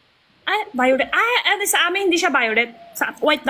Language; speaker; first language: Filipino; non-native, learner; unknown